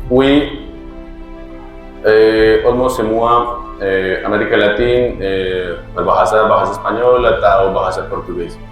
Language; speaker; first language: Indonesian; non-native, learner; Spanish